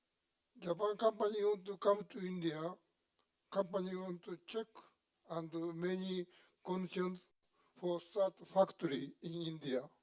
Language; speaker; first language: English; non-native, learner; Japanese